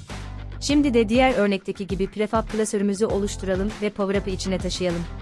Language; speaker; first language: Turkish; native; Turkish